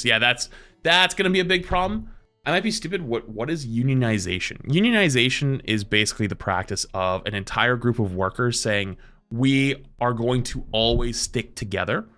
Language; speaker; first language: English; native; English